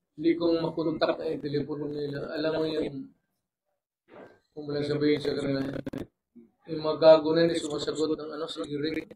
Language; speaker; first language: Filipino; non-native, local second language; Cebuano